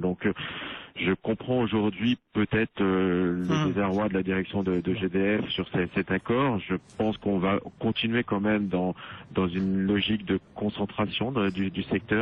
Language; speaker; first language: French; native; French